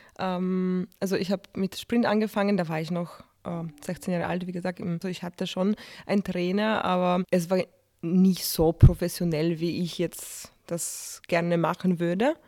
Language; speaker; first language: German; non-native, fluent; Polish